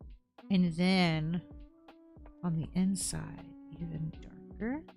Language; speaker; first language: English; native; English